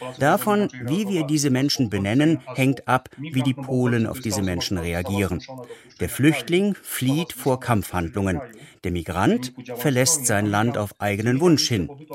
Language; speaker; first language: German; early bilingual, other home language; Polish